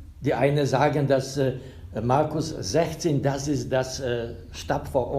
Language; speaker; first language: German; non-native, fluent; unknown